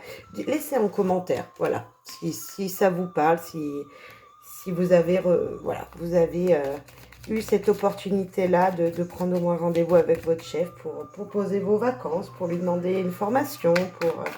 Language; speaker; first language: French; native; French